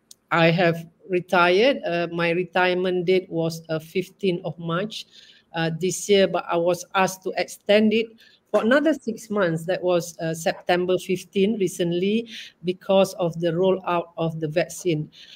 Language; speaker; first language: English; non-native, local second language; Malay